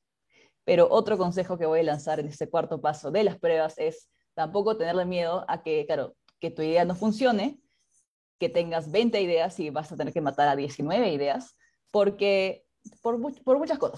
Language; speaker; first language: Spanish; native; Spanish